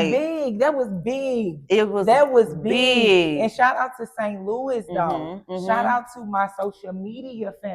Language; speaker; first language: English; native; English